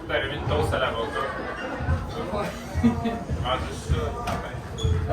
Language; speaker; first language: French; native; French